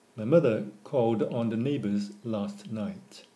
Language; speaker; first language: English; non-native, local second language; Cantonese